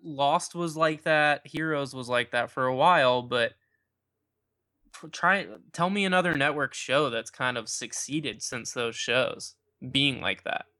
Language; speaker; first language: English; native; English